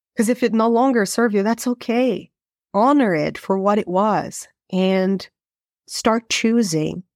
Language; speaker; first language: English; non-native, fluent; Portuguese